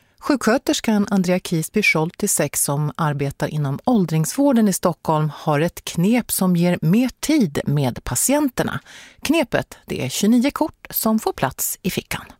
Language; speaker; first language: Swedish; native; Swedish